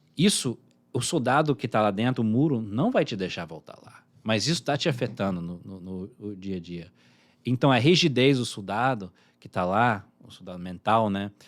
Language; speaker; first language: Portuguese; early bilingual, heritage; Portuguese